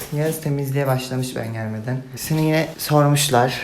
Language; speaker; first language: Turkish; native; Turkish